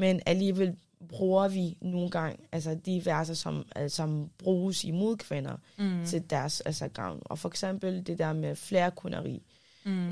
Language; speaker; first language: Danish; early bilingual, other home language; Arabic